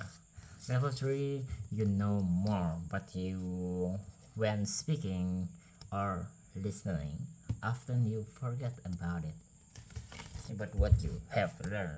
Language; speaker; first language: English; non-native, learner; Indonesian